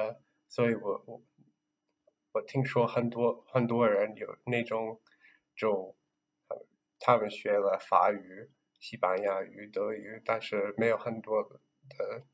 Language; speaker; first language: Chinese; non-native, learner; English